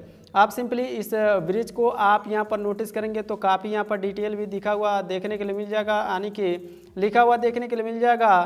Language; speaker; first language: Hindi; native; Hindi